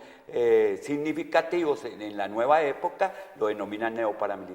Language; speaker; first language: Spanish; native; Spanish